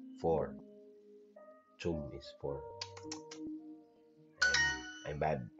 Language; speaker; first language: English; non-native, learner; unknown